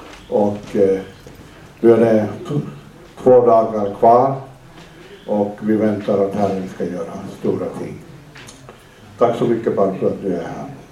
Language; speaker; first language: Swedish; non-native, fluent; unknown